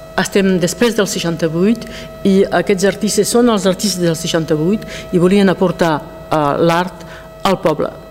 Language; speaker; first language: Catalan; non-native, local second language; French